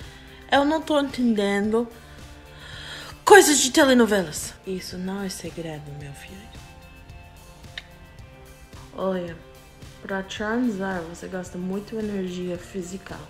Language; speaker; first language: Portuguese; non-native, learner; English